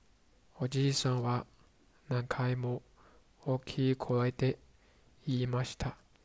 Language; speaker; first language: Japanese; non-native, learner; Chinese